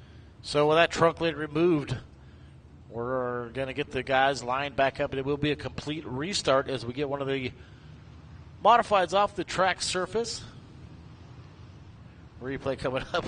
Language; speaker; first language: English; native; English